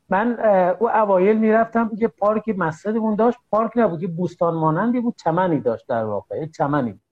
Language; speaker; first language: Persian; native; Persian